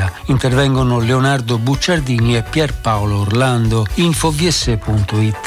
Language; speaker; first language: Italian; native; Italian